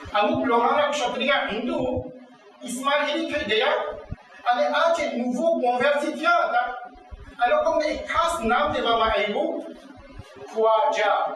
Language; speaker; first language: Gujarati; early bilingual, heritage; Gujarati